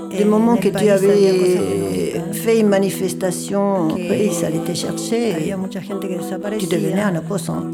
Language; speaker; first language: French; non-native, fluent; Spanish